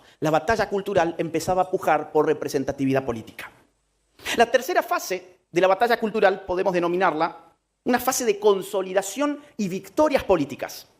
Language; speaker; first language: Spanish; native; Spanish